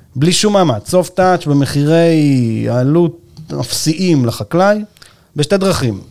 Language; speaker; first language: Hebrew; native; Hebrew